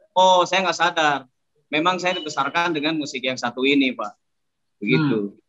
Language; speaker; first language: Indonesian; native; Indonesian